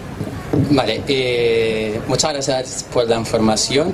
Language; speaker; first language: Spanish; non-native, learner; Arabic